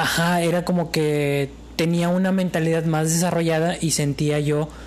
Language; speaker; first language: Spanish; native; Spanish